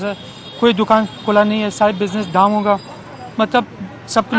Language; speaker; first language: Hindi; non-native, learner; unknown